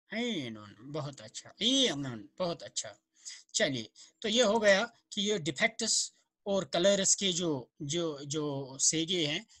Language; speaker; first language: Hindi; non-native, local second language; Kashmiri